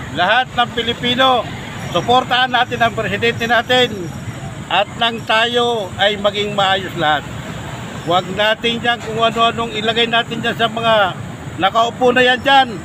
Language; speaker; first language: Filipino; native; Filipino